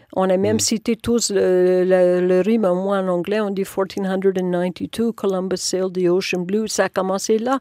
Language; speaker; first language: French; non-native, local second language; English